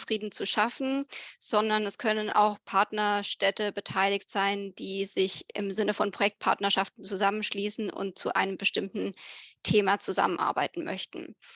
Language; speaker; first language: German; native; German